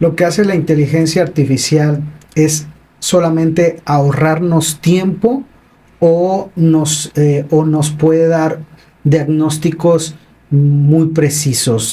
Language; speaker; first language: Spanish; native; Spanish